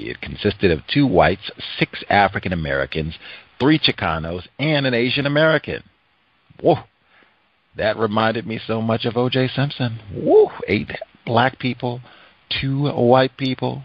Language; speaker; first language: English; native; English